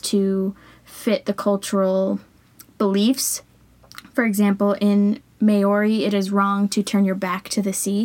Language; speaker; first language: English; native; English